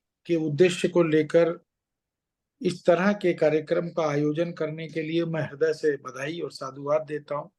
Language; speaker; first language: Hindi; native; Hindi